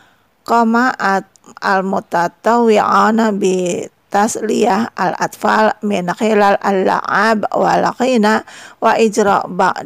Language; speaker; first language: Arabic; non-native, fluent; Indonesian